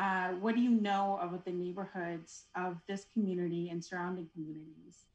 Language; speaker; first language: English; native; English